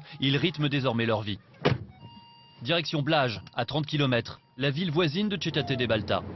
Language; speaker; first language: French; native; French